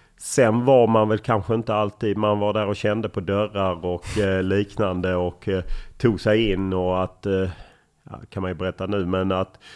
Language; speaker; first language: Swedish; native; Swedish